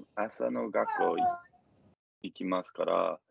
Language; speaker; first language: Japanese; non-native, learner; English